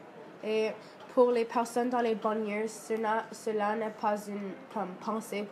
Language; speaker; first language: French; non-native, learner; English